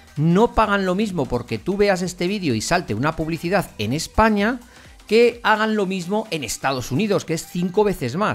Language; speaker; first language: Spanish; native; Spanish